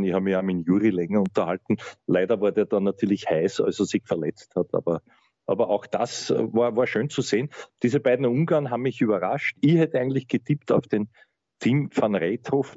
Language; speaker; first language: German; native; German